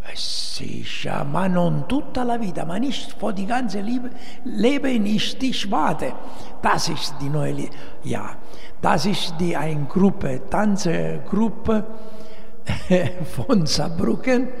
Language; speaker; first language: German; non-native, learner; Italian